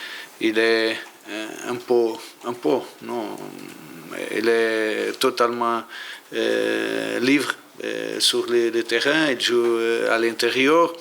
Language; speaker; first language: French; non-native, learner; Portuguese